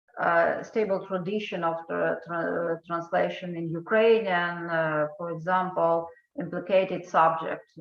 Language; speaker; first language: English; non-native, fluent; Ukrainian